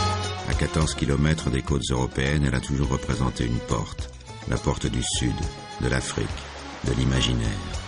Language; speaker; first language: French; native; French